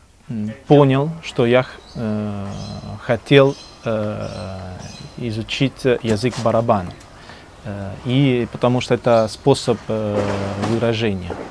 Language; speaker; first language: Russian; non-native, fluent; Italian